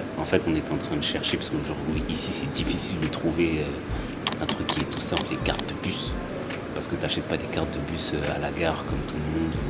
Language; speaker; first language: French; native; French